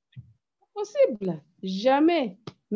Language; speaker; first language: French; non-native, learner; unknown